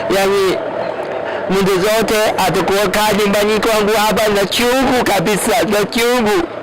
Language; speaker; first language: Swahili; non-native, learner; Chinese